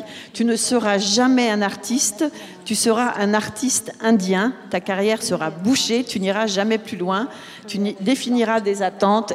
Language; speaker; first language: French; native; French